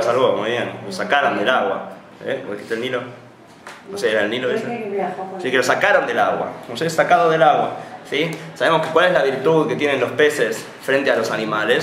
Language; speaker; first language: Spanish; native; Spanish